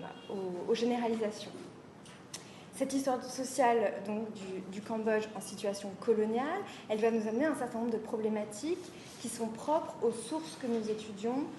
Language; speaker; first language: French; native; French